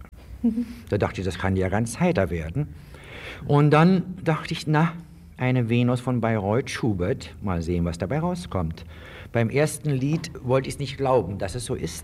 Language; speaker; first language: German; native; German